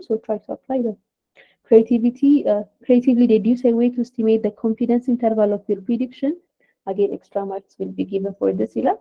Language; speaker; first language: English; non-native, fluent; Amharic